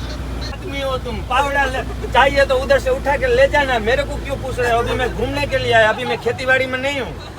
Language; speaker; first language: Hindi; non-native, local second language; Gujarati